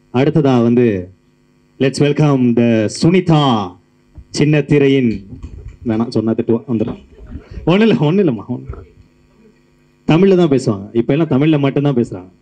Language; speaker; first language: Tamil; native; Tamil